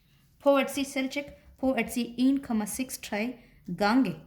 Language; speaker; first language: Danish; non-native, fluent; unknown